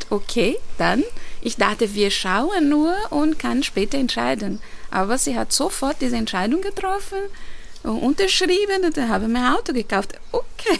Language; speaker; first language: German; non-native, fluent; Portuguese